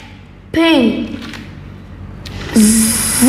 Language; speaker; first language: English; non-native, learner; Vietnamese